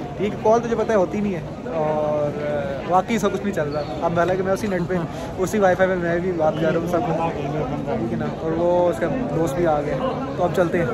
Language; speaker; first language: Urdu; native; Urdu